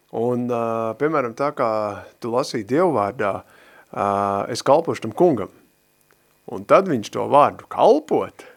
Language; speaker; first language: Latvian; native; Latvian